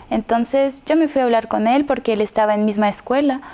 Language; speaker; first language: Spanish; non-native, fluent; Kazakh